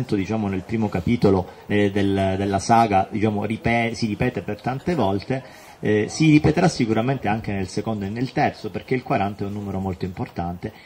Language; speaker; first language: Italian; native; Italian